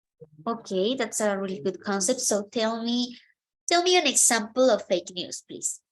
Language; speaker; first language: English; non-native, fluent; Spanish